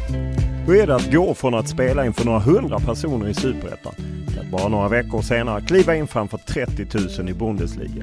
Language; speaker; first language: Swedish; native; Swedish